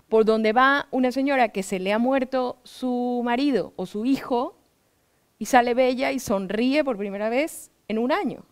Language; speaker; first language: Spanish; native; Spanish